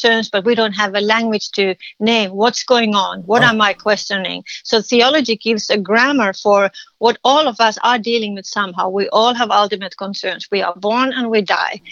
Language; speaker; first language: English; non-native, fluent; Finnish